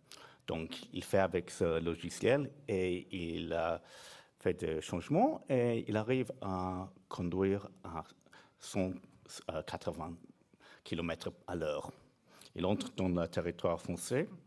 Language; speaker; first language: French; non-native, fluent; English